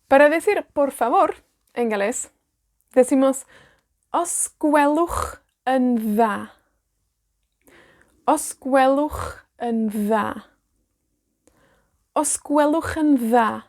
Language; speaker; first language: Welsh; non-native, fluent; Spanish